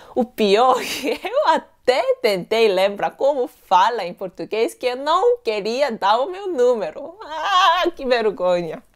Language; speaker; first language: Portuguese; non-native, fluent; Korean